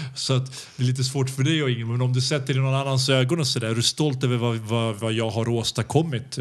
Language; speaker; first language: Swedish; early bilingual, other home language; Serbian